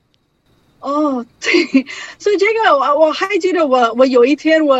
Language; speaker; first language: Chinese; non-native, learner; English